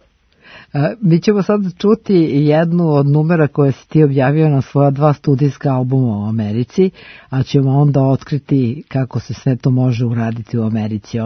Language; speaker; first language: Serbian; native; Serbian